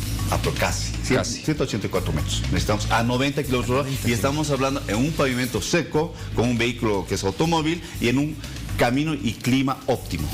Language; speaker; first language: Spanish; native; Spanish